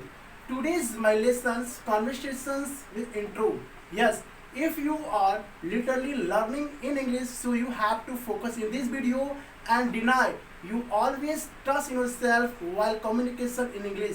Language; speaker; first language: English; non-native, local second language; Hindi